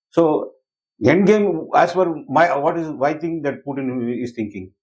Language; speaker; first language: English; non-native, local second language; Tamil